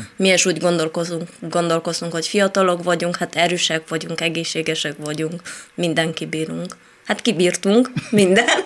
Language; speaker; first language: Hungarian; non-native, fluent; Romanian